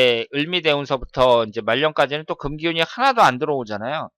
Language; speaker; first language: Korean; native; Korean